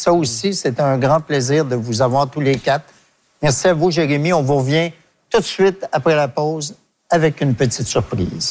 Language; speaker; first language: French; native; French